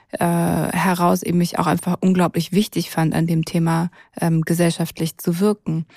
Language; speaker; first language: German; native; German